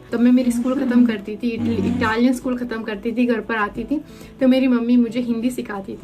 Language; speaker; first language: Hindi; early bilingual, heritage; Hindi